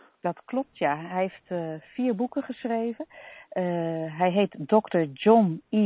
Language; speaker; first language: Dutch; native; Dutch